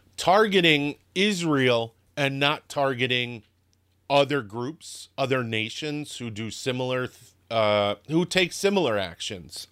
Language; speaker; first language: English; native; English